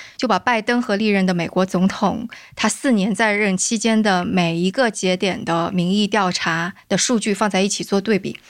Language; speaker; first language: Chinese; native; Chinese